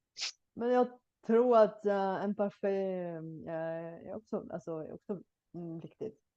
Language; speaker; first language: Swedish; non-native, fluent; Bulgarian